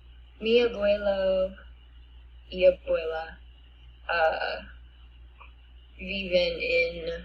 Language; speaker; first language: Spanish; non-native, learner; English